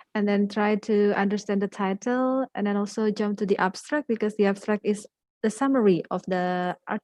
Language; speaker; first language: English; non-native, fluent; Indonesian